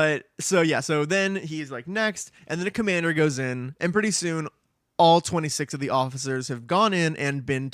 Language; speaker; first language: English; native; English